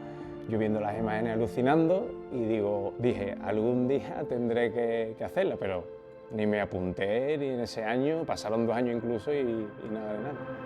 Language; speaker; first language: Spanish; native; Spanish